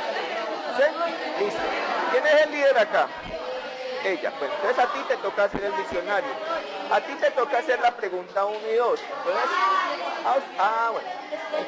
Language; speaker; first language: Spanish; native; Spanish